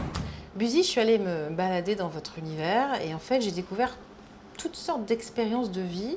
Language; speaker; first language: French; native; French